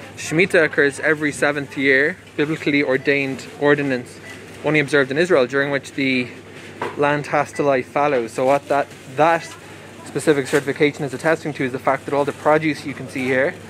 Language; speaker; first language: English; native; English